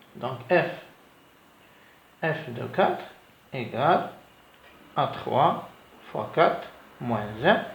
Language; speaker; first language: French; non-native, local second language; Arabic